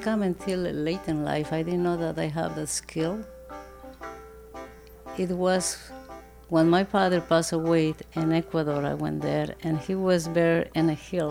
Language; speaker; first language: English; non-native, fluent; Spanish